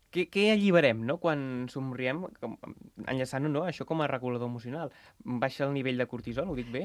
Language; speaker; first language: Catalan; native; Catalan